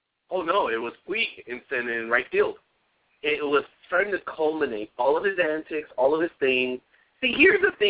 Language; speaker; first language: English; native; English